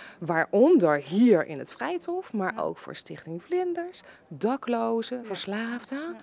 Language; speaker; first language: Dutch; native; Dutch